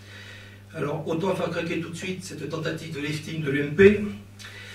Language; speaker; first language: French; native; French